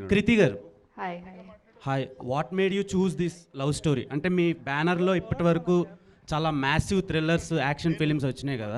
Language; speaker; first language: Telugu; native; Telugu